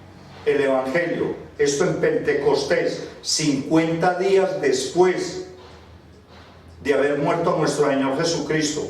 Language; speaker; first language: Spanish; native; Spanish